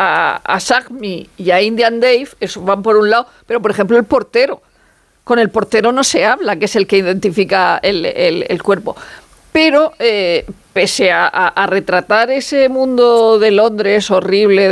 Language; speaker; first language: Spanish; native; Spanish